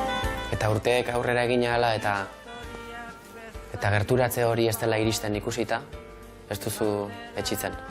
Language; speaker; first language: Basque; native; Basque